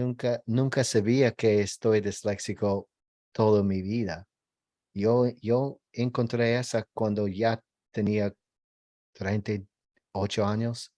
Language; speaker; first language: Spanish; non-native, learner; English